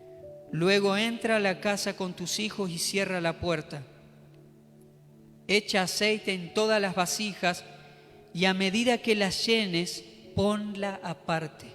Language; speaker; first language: Spanish; native; Spanish